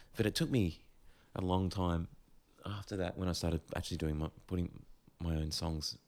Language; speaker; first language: English; native; English